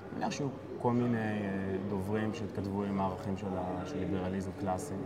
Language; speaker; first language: Hebrew; native; Hebrew